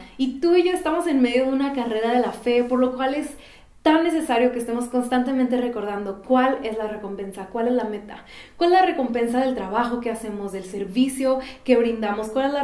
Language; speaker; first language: Spanish; native; Spanish